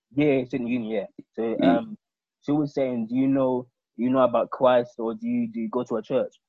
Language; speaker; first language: English; native; English